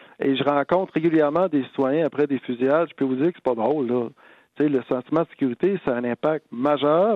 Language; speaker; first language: French; native; French